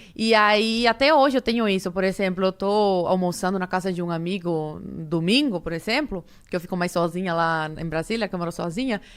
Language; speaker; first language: Portuguese; early bilingual, other home language; Spanish